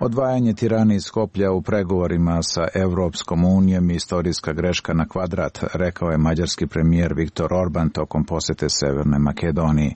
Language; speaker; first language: Serbian; native; Serbian